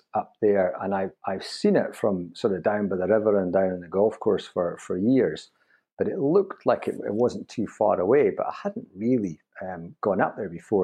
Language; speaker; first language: English; native; English